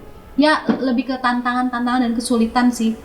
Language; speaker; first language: Indonesian; native; Indonesian